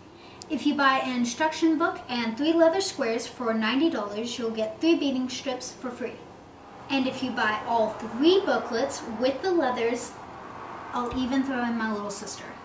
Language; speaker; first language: English; native; English